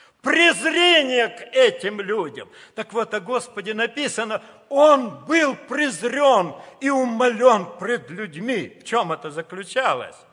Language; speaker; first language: Russian; native; Russian